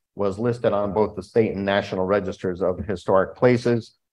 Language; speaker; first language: English; native; English